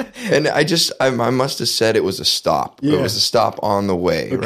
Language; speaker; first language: English; native; English